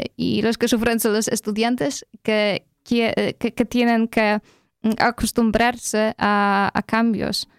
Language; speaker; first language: Spanish; non-native, fluent; Polish